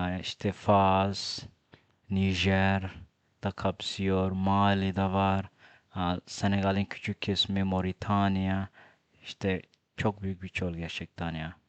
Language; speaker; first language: Turkish; non-native, fluent; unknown